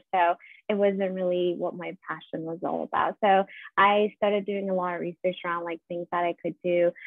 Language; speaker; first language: English; non-native, fluent; Persian